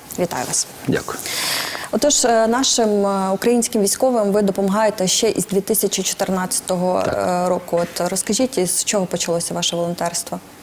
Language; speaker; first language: Ukrainian; native; Ukrainian